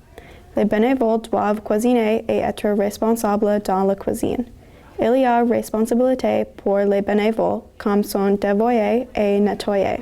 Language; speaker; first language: French; non-native, learner; English